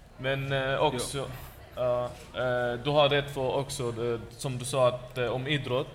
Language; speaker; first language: Swedish; non-native, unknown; Arabic